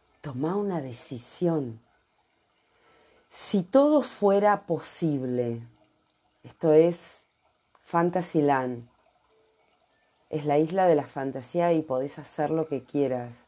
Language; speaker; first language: Spanish; native; Spanish